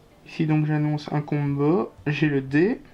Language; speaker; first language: French; native; French